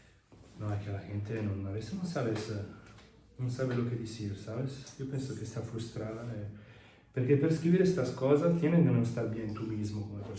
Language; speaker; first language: Spanish; non-native, fluent; Italian